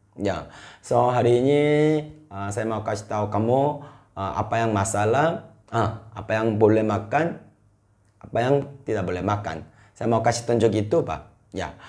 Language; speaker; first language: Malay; non-native, fluent; Korean